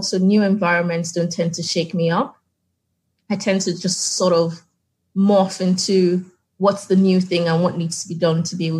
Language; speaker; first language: English; non-native, local second language; Yoruba